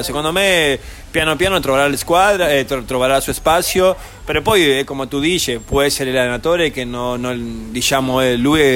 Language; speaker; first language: Italian; non-native, fluent; Spanish